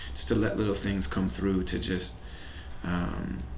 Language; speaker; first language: English; native; English